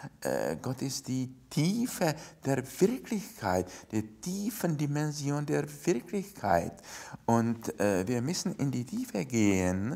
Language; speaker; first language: German; non-native, fluent; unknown